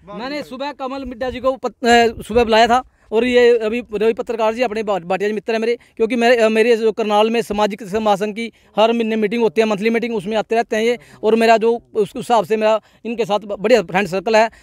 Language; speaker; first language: Hindi; native; Hindi